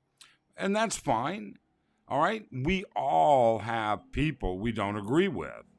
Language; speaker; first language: English; native; English